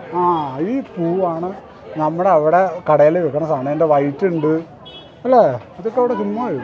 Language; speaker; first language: Malayalam; native; Malayalam